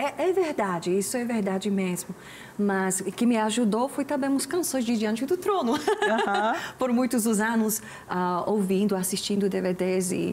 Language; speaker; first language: Portuguese; non-native, learner; Slovak